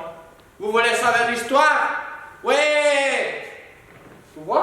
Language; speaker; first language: French; non-native, learner; Spanish